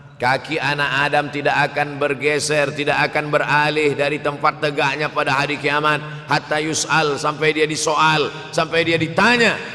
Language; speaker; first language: Malay; native; Malay